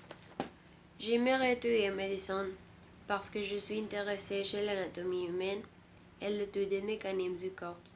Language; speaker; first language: French; non-native, learner; Spanish